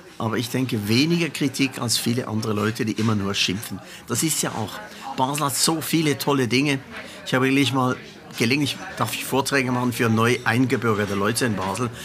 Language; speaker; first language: German; native; German